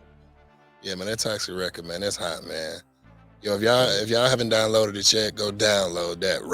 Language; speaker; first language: English; native; English